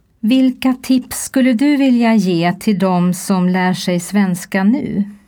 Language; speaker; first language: Swedish; native; Swedish